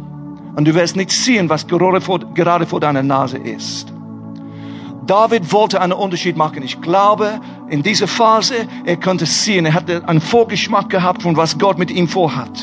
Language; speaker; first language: German; non-native, fluent; English